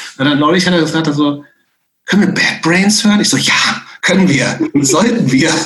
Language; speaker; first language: German; native; German